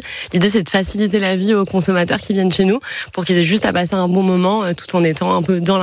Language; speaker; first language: French; native; French